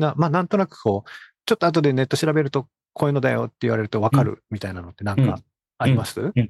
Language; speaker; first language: Japanese; native; Japanese